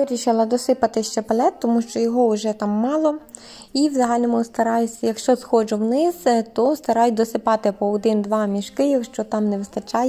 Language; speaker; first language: Ukrainian; native; Ukrainian